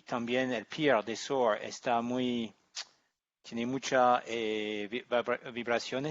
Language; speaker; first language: Spanish; non-native, learner; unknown